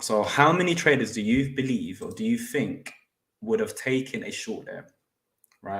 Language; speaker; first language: English; native; English